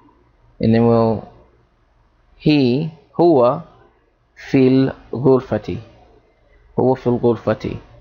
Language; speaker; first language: Arabic; non-native, fluent; English